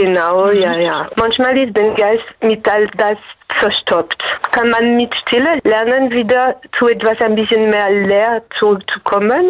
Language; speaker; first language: German; non-native, fluent; French